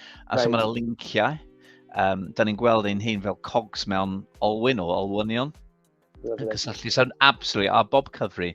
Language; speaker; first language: Welsh; non-native, fluent; English